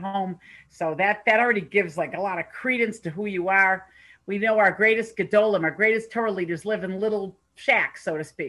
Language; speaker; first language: English; native; English